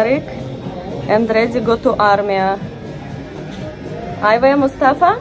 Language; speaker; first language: English; non-native, learner; Russian